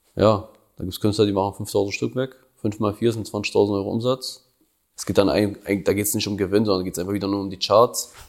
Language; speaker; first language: German; early bilingual, other home language; Albanian